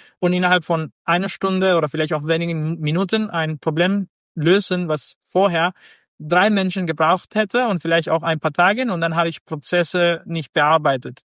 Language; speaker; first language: German; non-native, fluent; Spanish